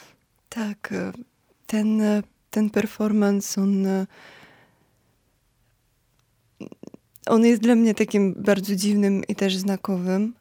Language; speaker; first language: Polish; non-native, fluent; Ukrainian